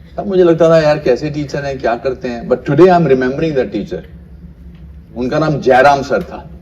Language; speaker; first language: Hindi; native; Hindi